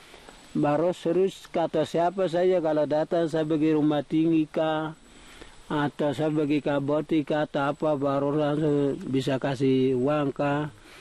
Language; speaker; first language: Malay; non-native, local second language; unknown